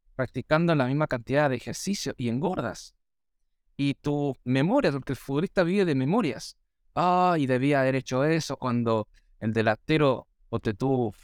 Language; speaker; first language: Spanish; non-native, fluent; English